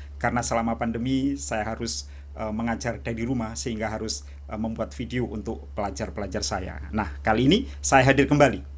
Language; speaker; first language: Indonesian; native; Indonesian